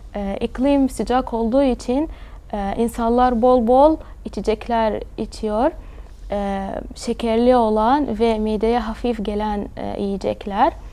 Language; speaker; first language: Turkish; early bilingual, other home language; Arabic